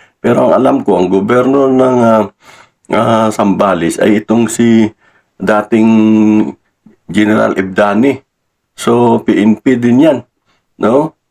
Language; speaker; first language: Filipino; non-native, local second language; Cebuano